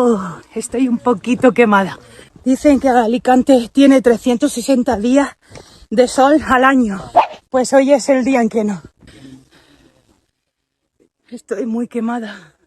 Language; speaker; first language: Spanish; native; Spanish